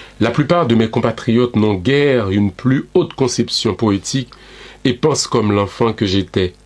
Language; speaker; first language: French; non-native, local second language; Haitian Creole